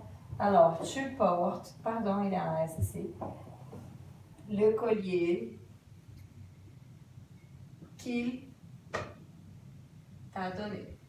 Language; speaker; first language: French; non-native, fluent; Portuguese